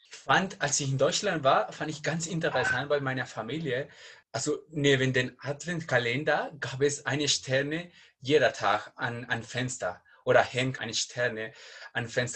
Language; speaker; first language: German; non-native, learner; Spanish